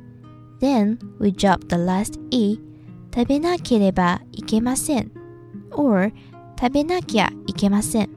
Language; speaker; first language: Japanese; non-native, fluent; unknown